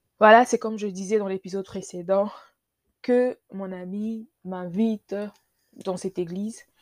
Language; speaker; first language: French; non-native, local second language; Lingala